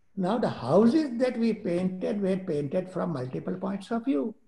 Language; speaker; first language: English; non-native, local second language; Gujarati